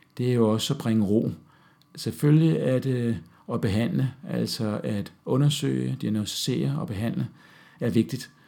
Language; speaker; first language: Danish; native; Danish